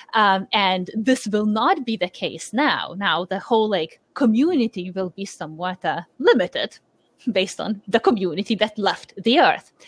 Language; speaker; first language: English; non-native, fluent; Lithuanian